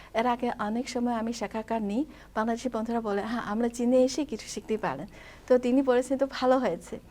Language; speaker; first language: Bangla; non-native, fluent; Chinese